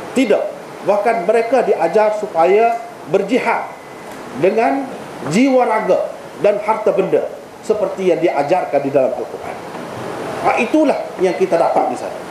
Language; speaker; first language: Malay; native; Malay